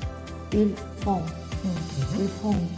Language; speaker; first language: French; non-native, learner; Spanish